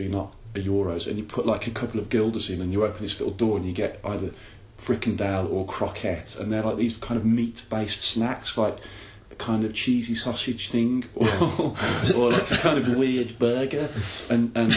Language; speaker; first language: English; native; English